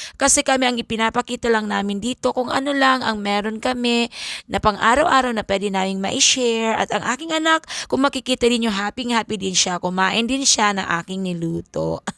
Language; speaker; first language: Filipino; non-native, local second language; Bikol